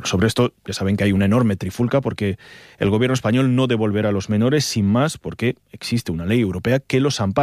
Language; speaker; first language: Spanish; native; Spanish